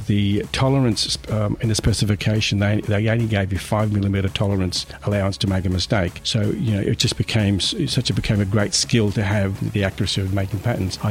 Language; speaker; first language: English; native; English